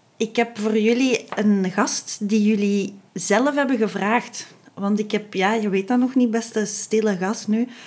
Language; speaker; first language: Dutch; native; Dutch